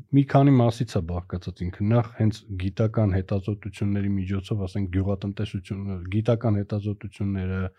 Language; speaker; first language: Armenian; native; Armenian